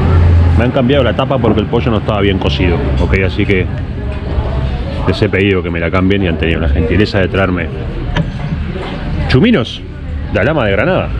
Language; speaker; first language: Spanish; native; Spanish